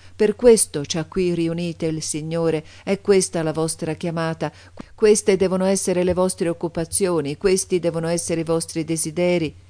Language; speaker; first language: Italian; native; Italian